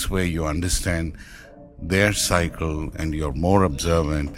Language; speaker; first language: English; non-native, local second language; Tamil